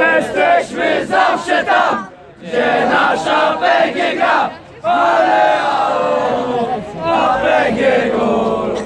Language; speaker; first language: Polish; non-native, fluent; Ukrainian